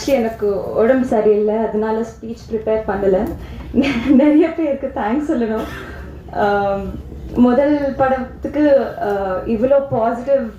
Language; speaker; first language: Tamil; non-native, learner; Telugu